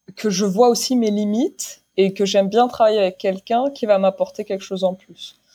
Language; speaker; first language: French; non-native, local second language; Arabic